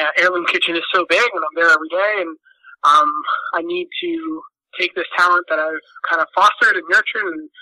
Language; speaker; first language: English; native; English